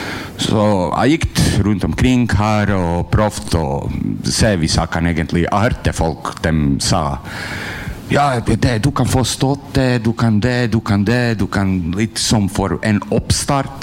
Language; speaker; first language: Norwegian; non-native, learner; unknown